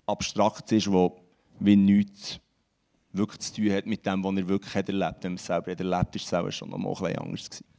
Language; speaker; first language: German; non-native, local second language; French